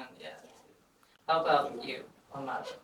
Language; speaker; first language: English; non-native, fluent; Indonesian